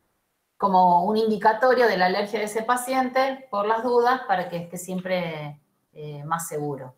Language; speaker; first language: Spanish; native; Spanish